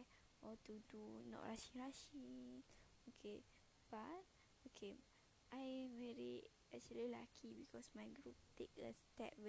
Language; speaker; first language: English; non-native, learner; Malay